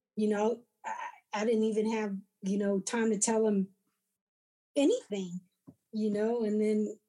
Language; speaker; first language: English; native; English